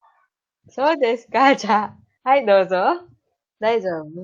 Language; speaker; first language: Japanese; non-native, fluent; Filipino